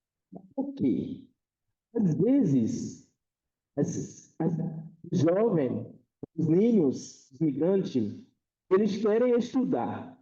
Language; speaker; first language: Portuguese; non-native, fluent; Haitian Creole